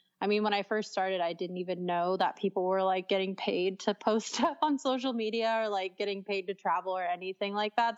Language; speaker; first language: English; native; English